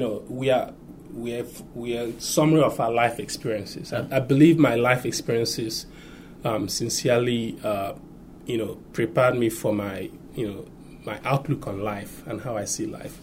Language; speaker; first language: English; non-native, local second language; Igbo